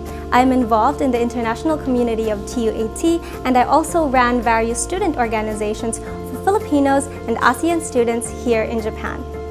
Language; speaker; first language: English; non-native, local second language; Cebuano